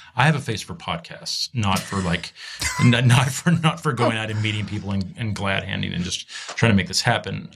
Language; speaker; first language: English; native; English